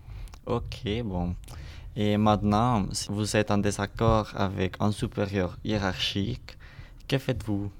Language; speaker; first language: French; non-native, learner; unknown